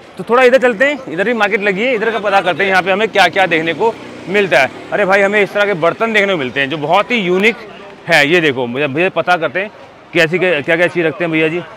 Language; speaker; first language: Hindi; native; Hindi